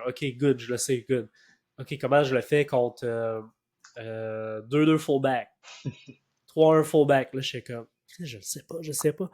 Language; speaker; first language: French; native; French